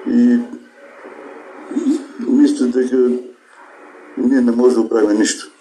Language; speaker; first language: Bulgarian; non-native, local second language; Macedonian